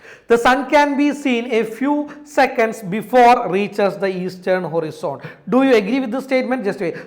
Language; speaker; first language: English; non-native, local second language; Malayalam